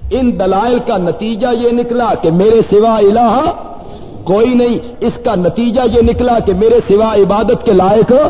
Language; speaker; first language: Urdu; non-native, local second language; Punjabi